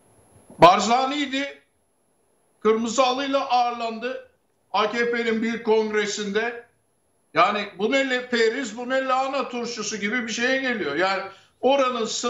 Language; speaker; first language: Turkish; native; Turkish